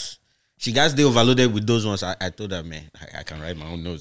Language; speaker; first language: English; non-native, local second language; Igbo